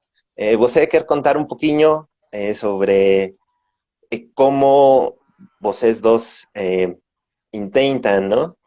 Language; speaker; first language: Portuguese; non-native, learner; Spanish